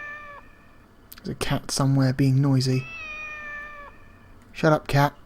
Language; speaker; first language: English; native; English